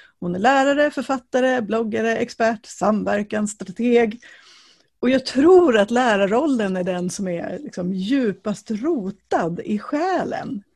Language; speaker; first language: Swedish; native; Swedish